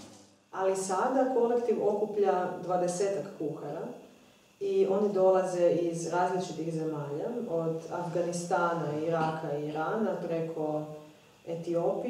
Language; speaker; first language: Croatian; native; Croatian